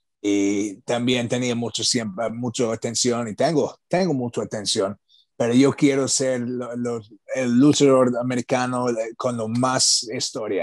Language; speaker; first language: Spanish; non-native, learner; English